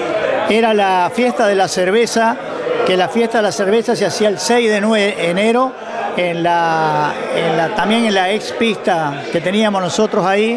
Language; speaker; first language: Spanish; native; Spanish